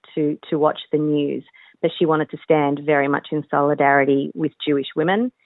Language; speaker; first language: English; native; English